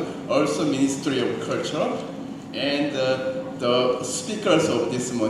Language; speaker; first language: English; non-native, learner; Korean